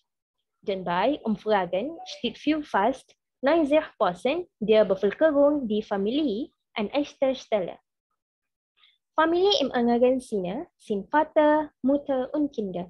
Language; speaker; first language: German; non-native, learner; Malay